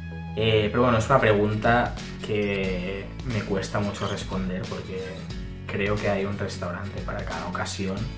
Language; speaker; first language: Spanish; early bilingual, other home language; Italian